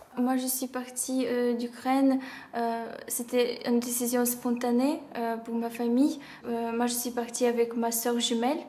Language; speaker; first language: French; non-native, fluent; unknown